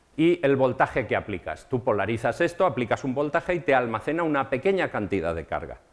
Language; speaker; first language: Spanish; native; Spanish